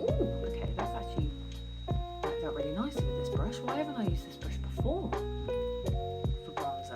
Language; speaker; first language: English; native; English